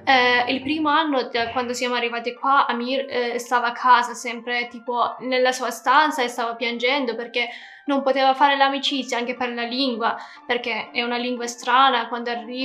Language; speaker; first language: Italian; non-native, learner; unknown